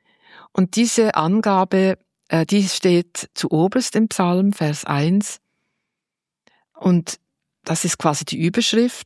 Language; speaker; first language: German; native; German